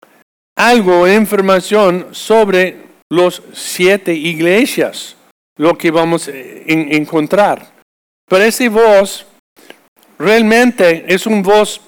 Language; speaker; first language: Spanish; non-native, fluent; English